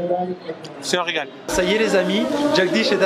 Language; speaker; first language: French; native; French